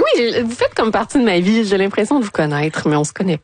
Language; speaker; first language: French; native; French